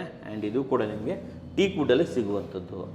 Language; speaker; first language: Kannada; native; Kannada